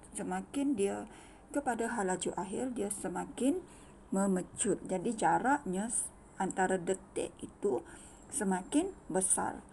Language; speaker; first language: Malay; non-native, local second language; Iban